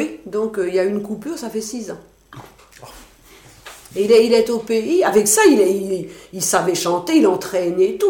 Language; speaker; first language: French; native; French